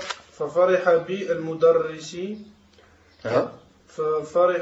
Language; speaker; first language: Arabic; non-native, learner; French